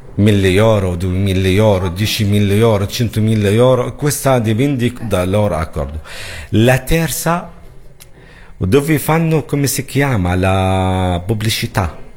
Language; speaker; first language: Italian; non-native, learner; Arabic